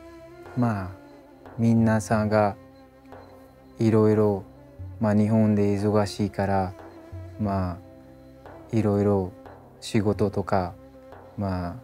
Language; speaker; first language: Japanese; non-native, learner; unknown